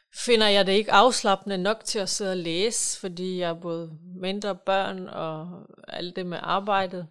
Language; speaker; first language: Danish; non-native, fluent; Ukrainian